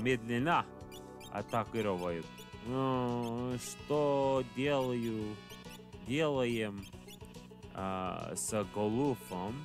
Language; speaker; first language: Russian; non-native, learner; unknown